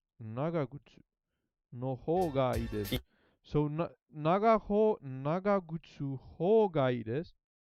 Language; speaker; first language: Japanese; non-native, learner; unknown